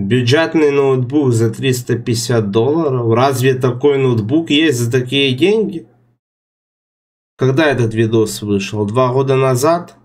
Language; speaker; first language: Russian; native; Russian